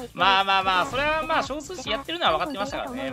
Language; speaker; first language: Japanese; native; Japanese